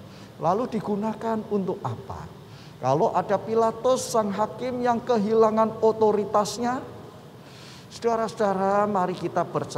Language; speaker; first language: Indonesian; native; Indonesian